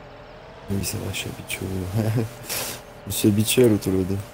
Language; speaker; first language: French; native; French